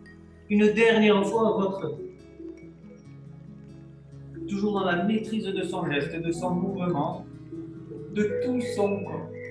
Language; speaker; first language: French; native; French